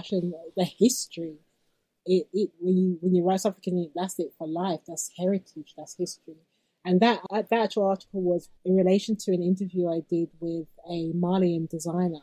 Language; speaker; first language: English; native; English